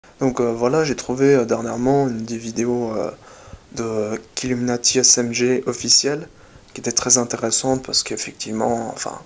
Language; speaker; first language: French; native; French